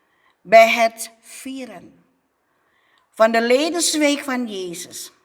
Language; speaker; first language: Dutch; non-native, fluent; Indonesian